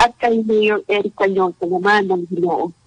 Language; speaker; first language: Filipino; native; Filipino